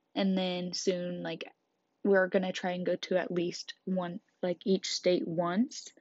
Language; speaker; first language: English; native; English